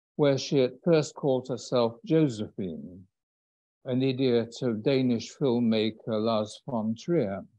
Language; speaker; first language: English; native; English